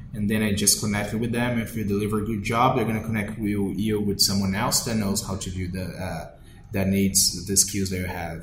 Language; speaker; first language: English; non-native, fluent; Portuguese